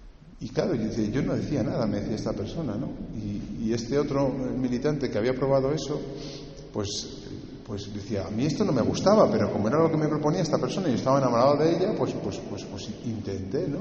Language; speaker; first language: Spanish; native; Spanish